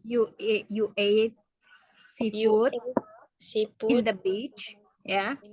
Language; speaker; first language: English; non-native, fluent; Indonesian